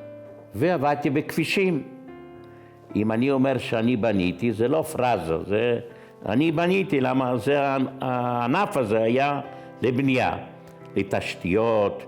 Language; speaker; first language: Hebrew; non-native, fluent; Yiddish